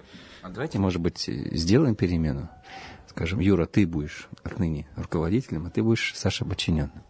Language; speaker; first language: Russian; native; Russian